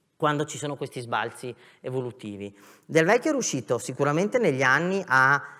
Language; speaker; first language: Italian; native; Italian